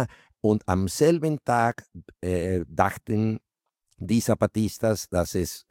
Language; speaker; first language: German; non-native, fluent; Spanish